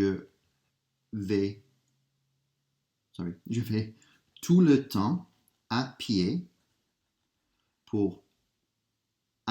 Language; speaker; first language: French; non-native, fluent; English